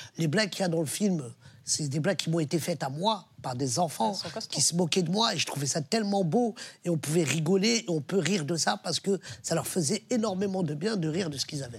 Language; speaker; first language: French; early bilingual, other home language; Arabic